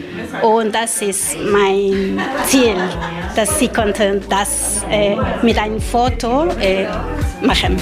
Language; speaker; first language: German; non-native, fluent; Spanish